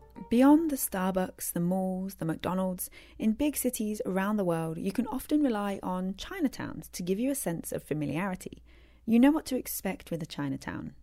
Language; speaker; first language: English; native; English